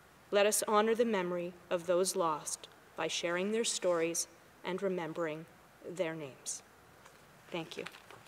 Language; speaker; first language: English; native; English